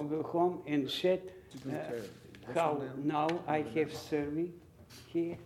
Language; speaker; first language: English; non-native, learner; Bulgarian